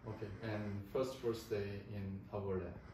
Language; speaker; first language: English; non-native, learner; Korean